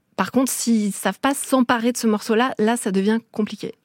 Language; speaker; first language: French; native; French